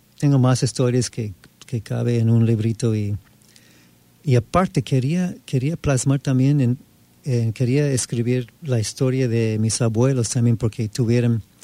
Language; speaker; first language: Spanish; non-native, fluent; English